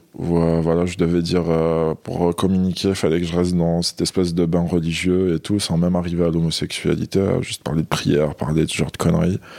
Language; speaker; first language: French; non-native, local second language; Arabic